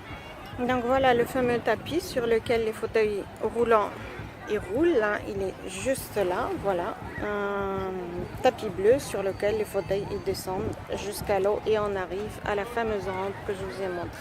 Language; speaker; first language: French; native; French